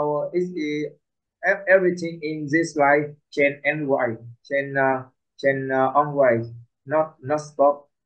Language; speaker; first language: English; non-native, learner; Vietnamese